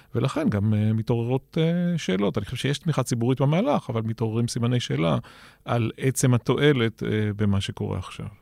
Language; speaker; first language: Hebrew; native; Hebrew